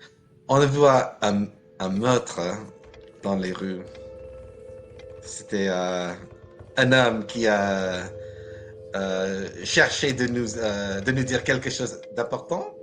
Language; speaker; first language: French; non-native, learner; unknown